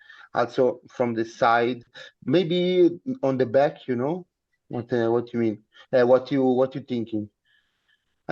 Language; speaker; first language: English; non-native, learner; Italian